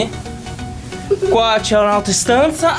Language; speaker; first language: Italian; non-native, fluent; Portuguese